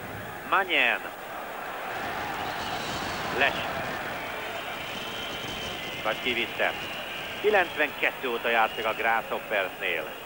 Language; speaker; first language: Hungarian; native; Hungarian